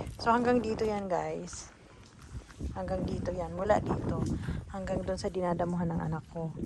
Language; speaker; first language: Filipino; native; Filipino